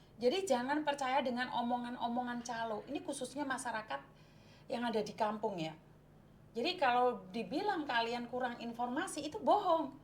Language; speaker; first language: Indonesian; non-native, local second language; Javanese